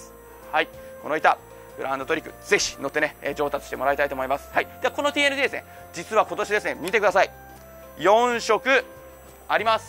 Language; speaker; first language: Japanese; native; Japanese